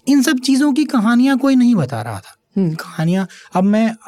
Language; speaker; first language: Hindi; native; Hindi